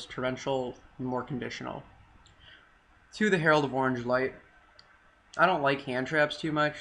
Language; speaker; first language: English; native; English